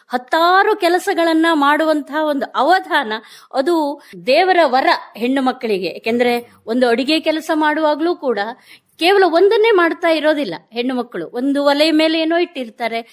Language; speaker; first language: Kannada; native; Kannada